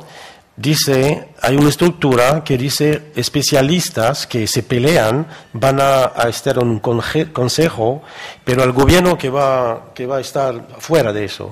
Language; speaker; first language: Spanish; non-native, fluent; French